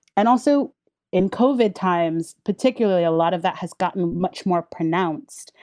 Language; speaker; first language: English; early bilingual, other home language; Haitian Creole